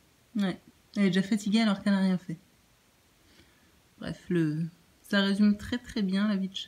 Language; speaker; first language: French; native; French